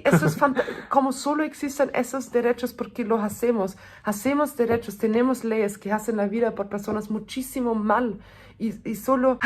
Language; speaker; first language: Spanish; non-native, fluent; German